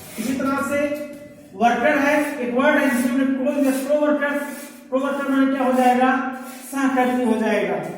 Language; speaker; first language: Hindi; native; Hindi